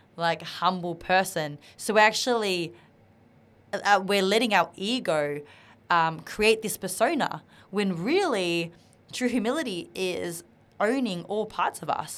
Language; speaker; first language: English; non-native, local second language; Vietnamese